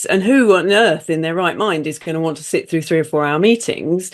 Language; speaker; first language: English; native; English